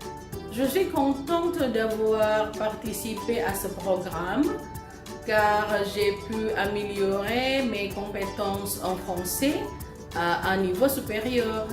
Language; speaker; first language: French; non-native, fluent; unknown